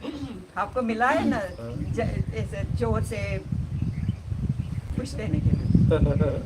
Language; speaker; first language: Hindi; non-native, local second language; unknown